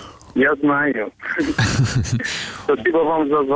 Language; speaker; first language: Russian; non-native, fluent; Romanian